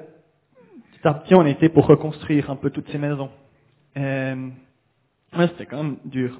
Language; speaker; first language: French; native; French